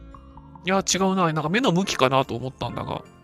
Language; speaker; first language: Japanese; native; Japanese